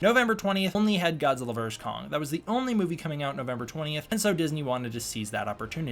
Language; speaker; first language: English; native; English